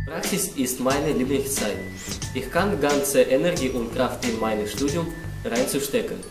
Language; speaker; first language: German; non-native, learner; Russian